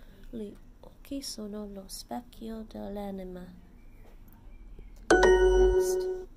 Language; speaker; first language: Italian; non-native, learner; English